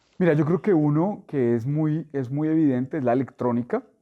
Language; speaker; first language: Spanish; native; Spanish